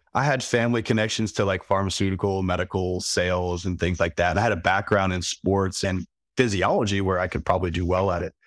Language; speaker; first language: English; native; English